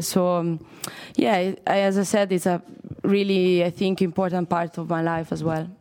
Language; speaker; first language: English; non-native, fluent; Italian